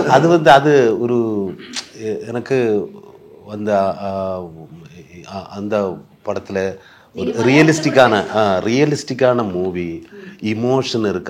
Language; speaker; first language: Tamil; non-native, learner; Malayalam